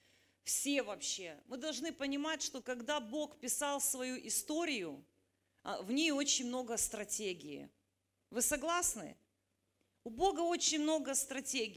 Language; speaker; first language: Russian; native; Russian